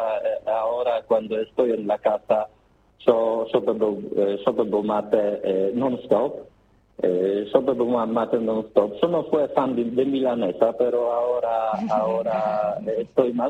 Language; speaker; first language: Spanish; non-native, learner; Polish